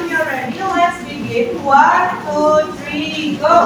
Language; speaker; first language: English; non-native, fluent; Indonesian